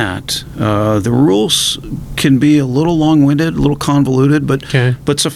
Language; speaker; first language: English; native; English